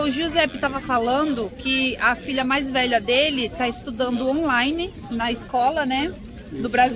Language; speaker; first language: Portuguese; native; Portuguese